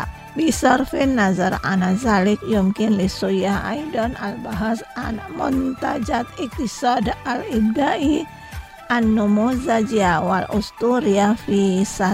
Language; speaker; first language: Arabic; non-native, fluent; Indonesian